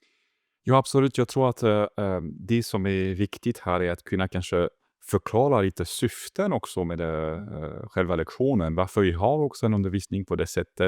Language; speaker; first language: Swedish; non-native, fluent; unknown